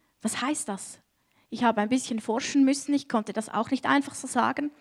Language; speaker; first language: German; native; German